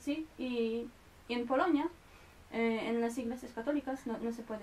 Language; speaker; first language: Spanish; non-native, fluent; Polish